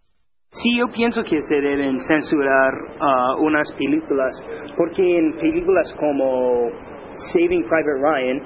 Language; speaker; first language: Spanish; non-native, learner; English